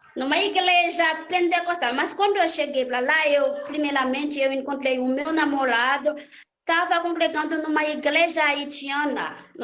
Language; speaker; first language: Portuguese; non-native, learner; Haitian Creole